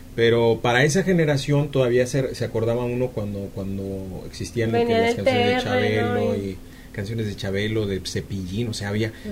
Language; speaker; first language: Spanish; native; Spanish